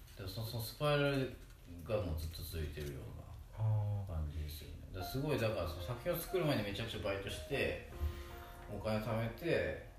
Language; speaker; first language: Japanese; native; Japanese